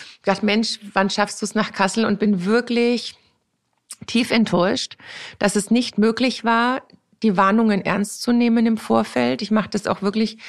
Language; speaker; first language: German; native; German